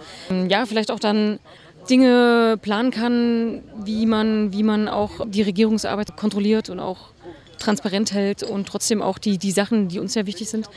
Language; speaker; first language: German; native; German